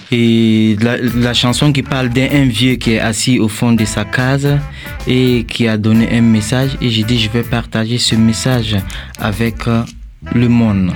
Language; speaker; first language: French; non-native, local second language; Mossi